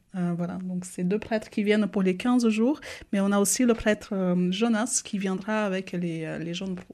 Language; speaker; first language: French; non-native, fluent; Portuguese